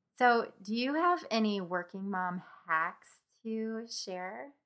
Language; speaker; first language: English; native; English